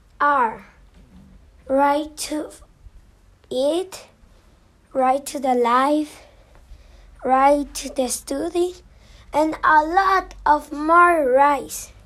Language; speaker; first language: English; non-native, learner; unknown